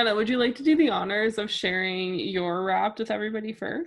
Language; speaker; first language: English; native; English